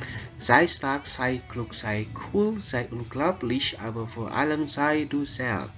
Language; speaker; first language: German; non-native, fluent; Indonesian